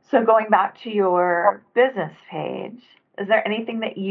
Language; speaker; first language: English; native; English